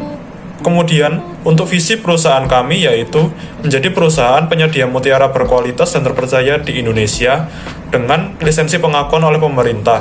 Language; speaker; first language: Indonesian; native; Indonesian